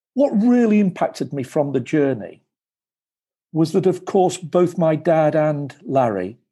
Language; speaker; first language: English; native; English